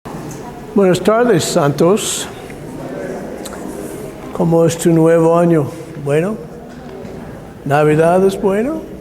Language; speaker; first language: Spanish; non-native, learner; English